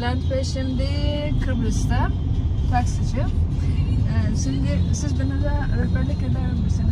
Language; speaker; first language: Turkish; non-native, learner; Persian